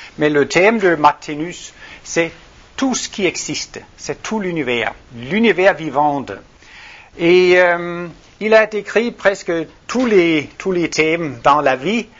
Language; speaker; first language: French; non-native, fluent; Danish